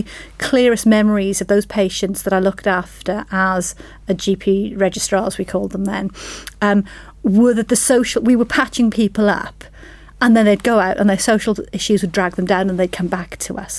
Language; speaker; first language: English; native; English